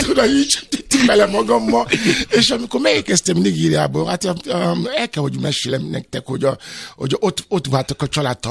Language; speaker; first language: Hungarian; non-native, fluent; Yoruba